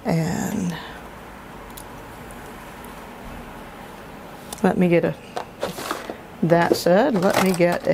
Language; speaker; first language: English; native; English